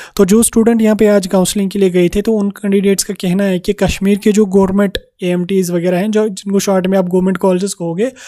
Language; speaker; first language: Hindi; non-native, local second language; Kashmiri